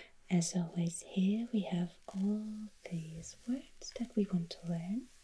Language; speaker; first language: English; non-native, fluent; German